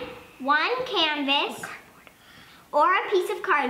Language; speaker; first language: English; native; English